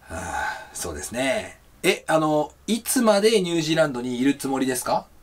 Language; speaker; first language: Japanese; native; Japanese